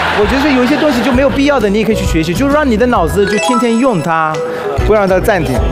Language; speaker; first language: Chinese; non-native, fluent; Persian